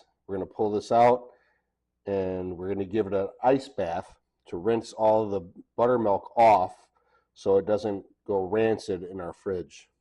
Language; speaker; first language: English; native; English